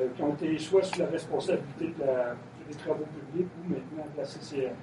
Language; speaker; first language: French; native; French